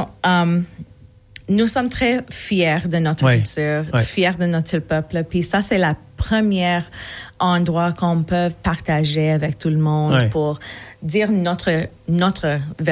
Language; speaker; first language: French; native; French